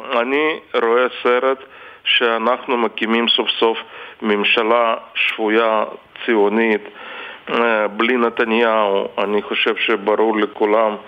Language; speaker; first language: Hebrew; non-native, fluent; Russian